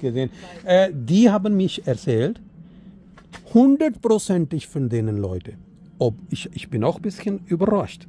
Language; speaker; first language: German; non-native, learner; Urdu